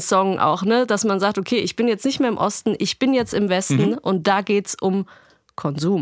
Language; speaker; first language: German; native; German